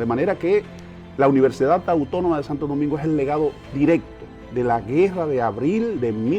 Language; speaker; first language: Spanish; native; Spanish